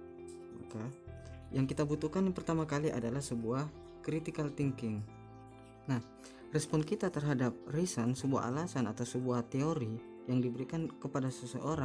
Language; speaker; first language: Indonesian; native; Indonesian